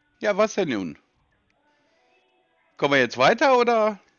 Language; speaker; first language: German; native; German